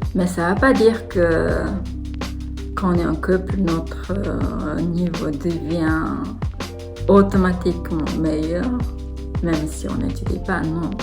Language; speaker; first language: French; non-native, fluent; Japanese